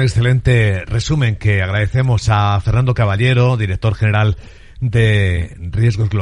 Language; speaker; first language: Spanish; native; Spanish